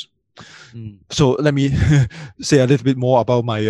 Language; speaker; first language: English; non-native, local second language; Cantonese